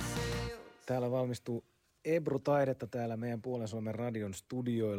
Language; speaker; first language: Finnish; native; Finnish